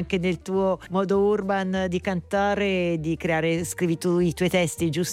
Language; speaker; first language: Italian; native; Italian